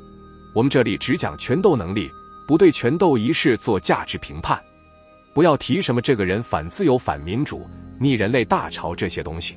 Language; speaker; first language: Chinese; native; Chinese